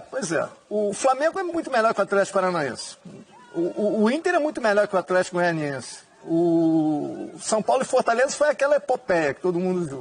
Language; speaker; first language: Portuguese; native; Portuguese